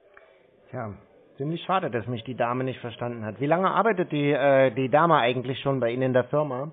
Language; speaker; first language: German; native; German